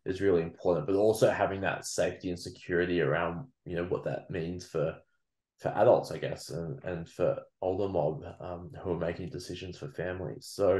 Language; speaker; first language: English; native; English